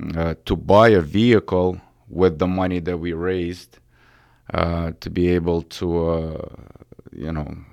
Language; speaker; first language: English; early bilingual, other home language; Ukrainian